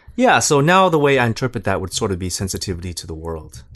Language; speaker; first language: English; native; English